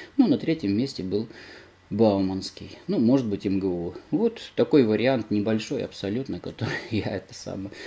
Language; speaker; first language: Russian; native; Russian